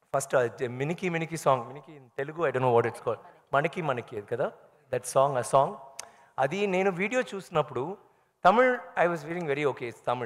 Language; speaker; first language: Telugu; non-native, learner; Tamil